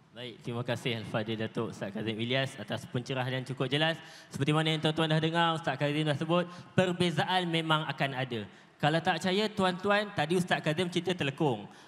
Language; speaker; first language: Malay; native; Malay